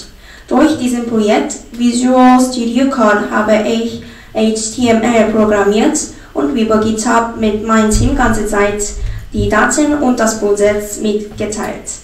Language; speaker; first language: German; non-native, learner; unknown